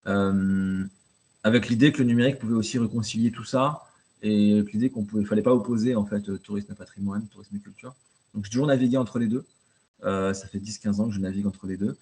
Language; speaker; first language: French; native; French